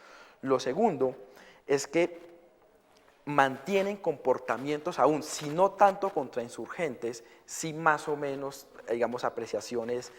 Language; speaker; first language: Spanish; native; Spanish